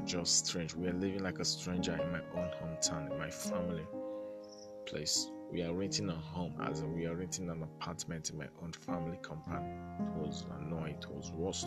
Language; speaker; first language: English; non-native, local second language; Igbo